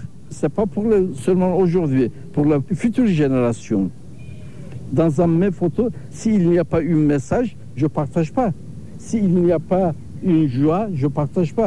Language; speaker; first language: French; non-native, learner; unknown